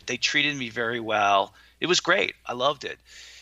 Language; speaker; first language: English; native; English